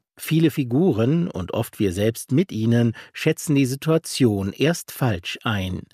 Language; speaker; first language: German; native; German